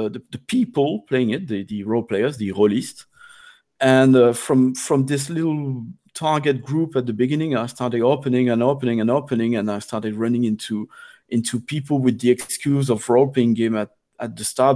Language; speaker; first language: English; non-native, fluent; French